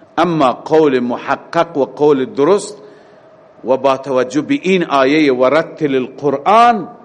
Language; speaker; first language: Persian; native; Persian